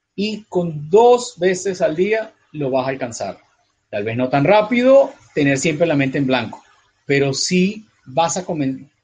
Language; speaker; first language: Spanish; native; Spanish